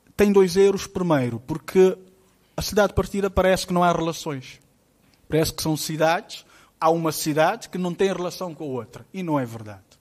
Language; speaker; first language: Portuguese; non-native, local second language; Kabuverdianu